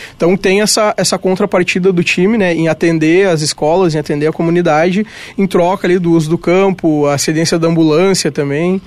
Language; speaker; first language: Portuguese; native; Portuguese